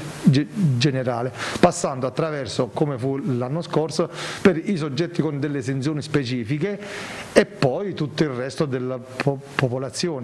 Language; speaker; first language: Italian; native; Italian